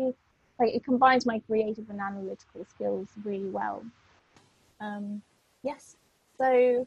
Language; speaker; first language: English; non-native, fluent; Russian